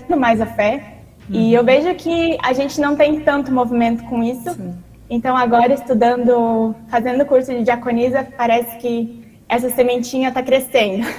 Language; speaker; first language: Portuguese; native; Portuguese